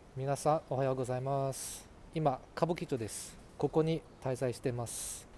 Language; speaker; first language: Japanese; non-native, learner; Min Nan Chinese